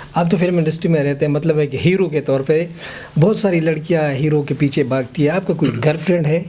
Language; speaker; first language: Urdu; non-native, local second language; Pashto